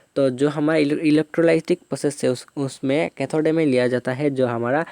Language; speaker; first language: Hindi; non-native, local second language; Bangla